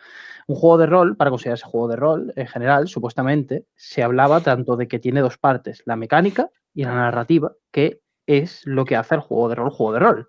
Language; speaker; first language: Spanish; native; Spanish